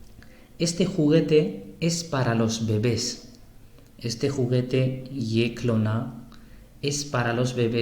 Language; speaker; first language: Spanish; non-native, fluent; Urdu